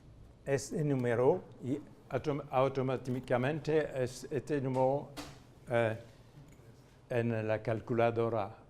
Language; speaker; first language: Spanish; non-native, fluent; French